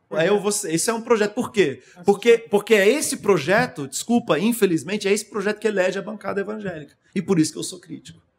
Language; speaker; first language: Portuguese; non-native, fluent; German